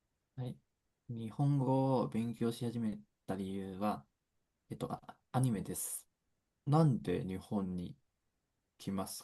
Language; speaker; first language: Japanese; non-native, fluent; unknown